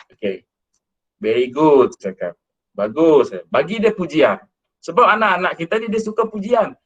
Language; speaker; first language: Malay; non-native, local second language; Iban